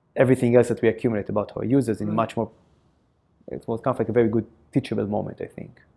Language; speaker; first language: English; non-native, fluent; Hebrew